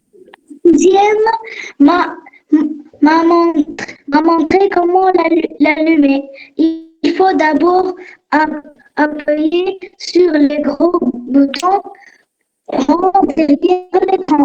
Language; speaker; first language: French; non-native, local second language; Arabic